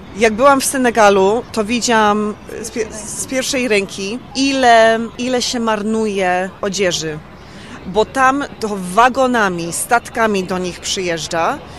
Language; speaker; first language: Polish; early bilingual, heritage; Polish